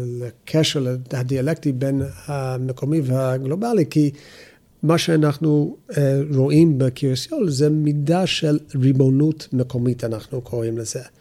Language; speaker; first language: Hebrew; non-native, fluent; English